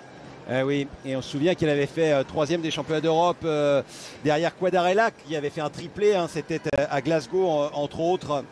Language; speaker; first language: French; native; French